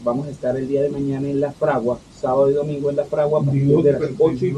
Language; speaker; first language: Spanish; native; Spanish